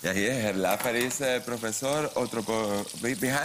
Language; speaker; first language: German; non-native, fluent; Spanish